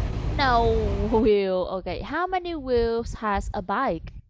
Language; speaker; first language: English; non-native, fluent; Vietnamese